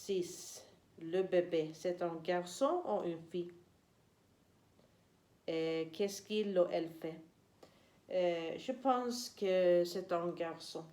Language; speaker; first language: French; non-native, learner; Swedish